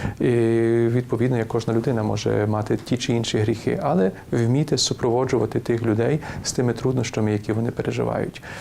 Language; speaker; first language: Ukrainian; native; Ukrainian